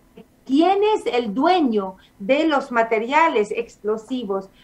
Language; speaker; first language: Spanish; non-native, fluent; Arabic